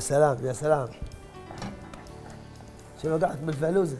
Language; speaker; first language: Arabic; native; Arabic